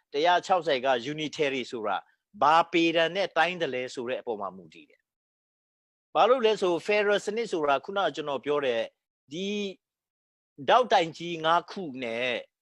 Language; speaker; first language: Burmese; non-native, local second language; Hakha Chin